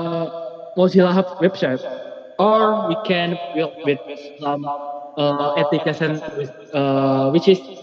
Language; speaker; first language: English; non-native, learner; Indonesian